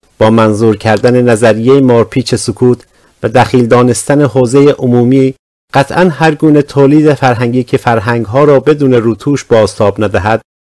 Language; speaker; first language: Persian; non-native, local second language; Azerbaijani